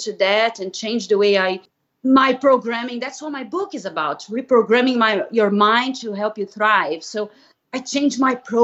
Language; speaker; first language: English; non-native, fluent; Portuguese